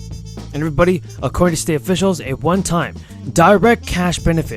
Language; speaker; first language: English; native; English